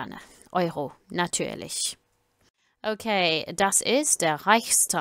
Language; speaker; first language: German; non-native, fluent; English